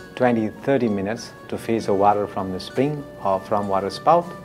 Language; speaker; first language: English; non-native, local second language; Newari